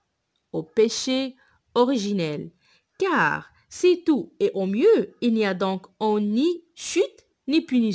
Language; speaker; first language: French; non-native, local second language; Arabic